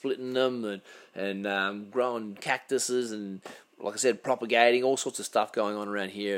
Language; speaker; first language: English; native; English